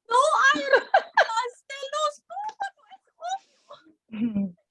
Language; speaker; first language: Spanish; non-native, learner; English